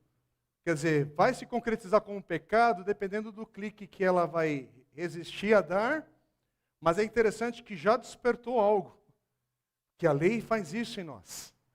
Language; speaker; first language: Portuguese; native; Portuguese